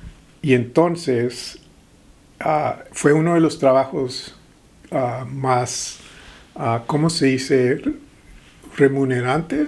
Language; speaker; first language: Spanish; early bilingual, heritage; Spanish